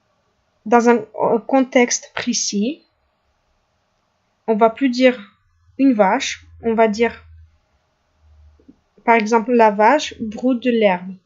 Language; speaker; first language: French; non-native, fluent; Russian